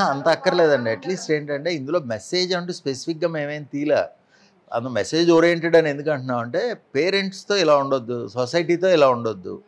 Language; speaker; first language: Telugu; native; Telugu